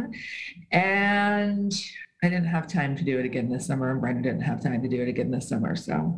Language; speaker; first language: English; native; English